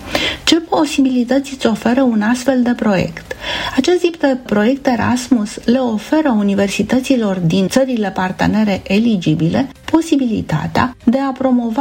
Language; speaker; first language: Romanian; native; Romanian